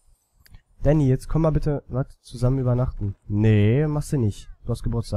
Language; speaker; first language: German; native; German